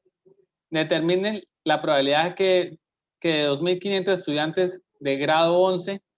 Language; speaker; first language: Spanish; native; Spanish